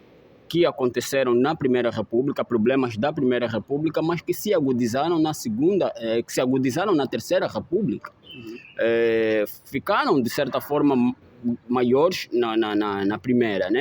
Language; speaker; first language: Portuguese; native; Portuguese